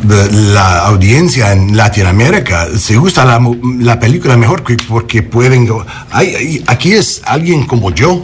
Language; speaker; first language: Spanish; early bilingual, heritage; English